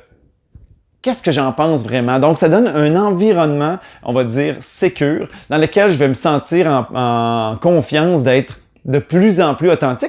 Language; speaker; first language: French; native; French